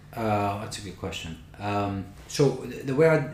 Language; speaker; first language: English; native; English